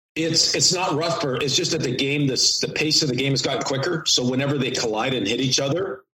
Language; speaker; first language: English; native; English